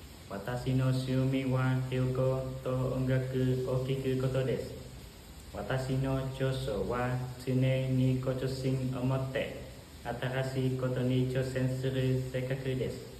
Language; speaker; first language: Japanese; non-native, learner; Vietnamese